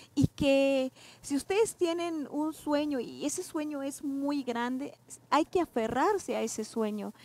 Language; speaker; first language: Spanish; non-native, local second language; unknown